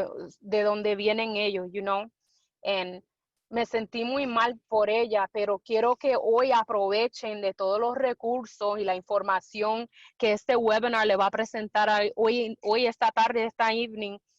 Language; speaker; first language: Spanish; early bilingual, heritage; Spanish